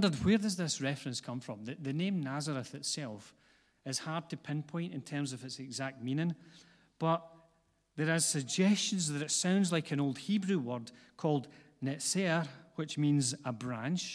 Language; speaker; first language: English; native; English